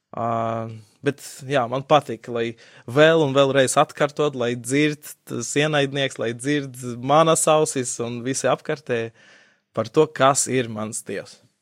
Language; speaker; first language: Latvian; non-native, local second language; Russian